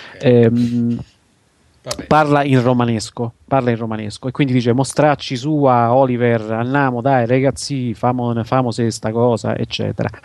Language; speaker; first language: Italian; native; Italian